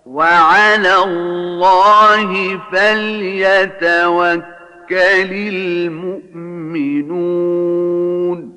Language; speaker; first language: Arabic; native; Arabic